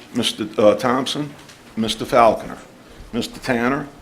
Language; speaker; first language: English; native; English